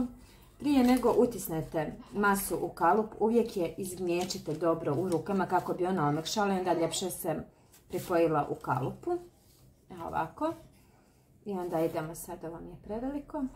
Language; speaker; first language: Croatian; native; Croatian